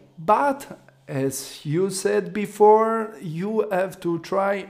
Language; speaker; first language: English; non-native, learner; Italian